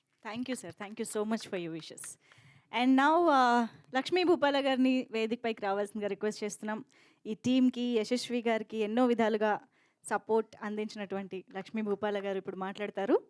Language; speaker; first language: Telugu; native; Telugu